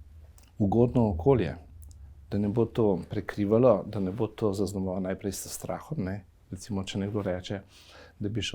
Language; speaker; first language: Slovenian; native; Slovenian